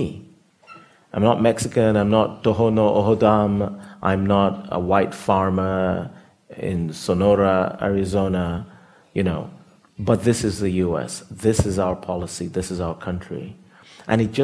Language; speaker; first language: English; non-native, local second language; Yoruba